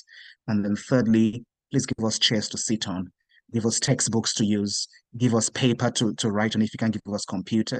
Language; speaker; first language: English; non-native, local second language; Yoruba